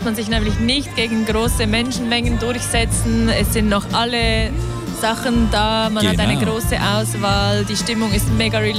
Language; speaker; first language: German; native; German